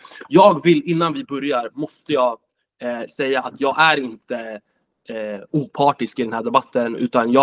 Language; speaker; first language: Swedish; native; Swedish